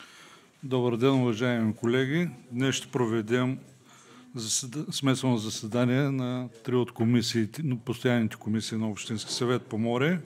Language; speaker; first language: Bulgarian; native; Bulgarian